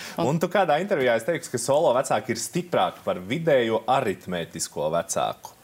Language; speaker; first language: Latvian; native; Latvian